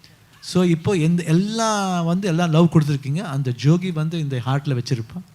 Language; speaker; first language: Tamil; non-native, local second language; Kannada